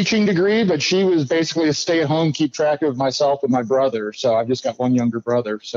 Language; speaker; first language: English; native; English